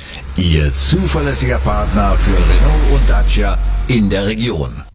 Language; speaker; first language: German; native; German